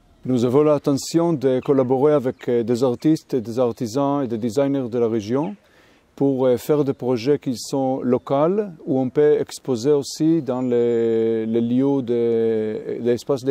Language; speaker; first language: French; non-native, fluent; Hebrew